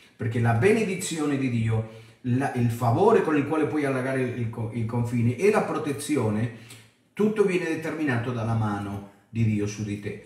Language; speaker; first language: Italian; non-native, fluent; Spanish